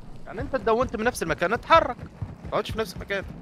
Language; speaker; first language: Arabic; native; Arabic